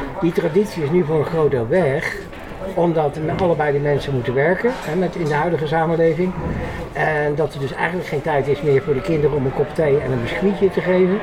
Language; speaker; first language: Dutch; native; Dutch